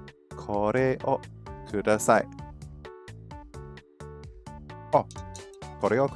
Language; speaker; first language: Japanese; non-native, learner; English